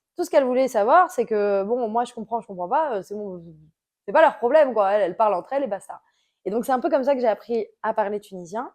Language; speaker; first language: French; native; French